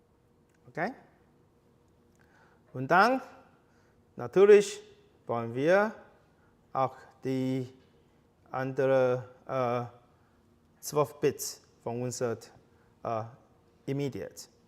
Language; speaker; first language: German; non-native, fluent; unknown